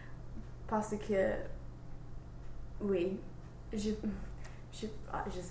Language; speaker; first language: French; non-native, learner; English